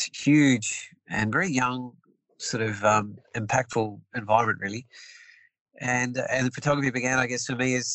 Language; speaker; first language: English; native; English